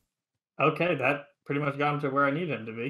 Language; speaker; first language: English; native; English